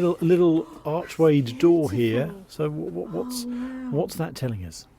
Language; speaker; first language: English; native; English